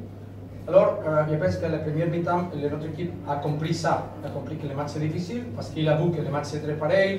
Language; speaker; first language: French; non-native, learner; Spanish